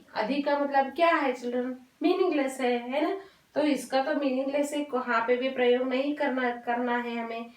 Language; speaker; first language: Hindi; non-native, local second language; Kannada